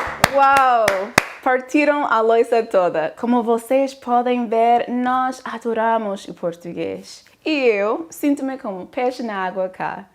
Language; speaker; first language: Portuguese; non-native, fluent; English